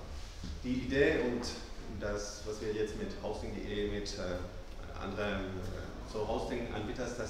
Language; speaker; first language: German; non-native, fluent; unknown